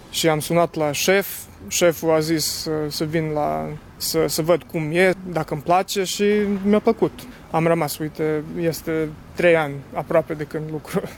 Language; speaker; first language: Romanian; early bilingual, heritage; Romanian